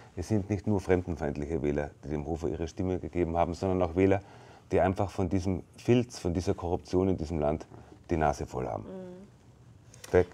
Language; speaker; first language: German; native; German